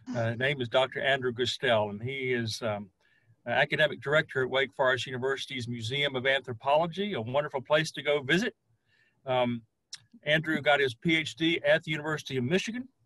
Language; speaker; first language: English; native; English